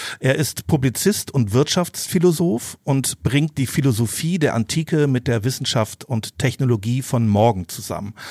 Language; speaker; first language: German; native; German